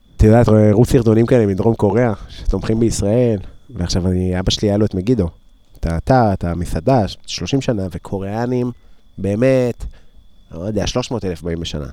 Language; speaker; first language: Hebrew; native; Hebrew